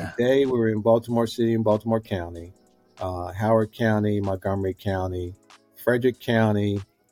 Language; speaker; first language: English; native; English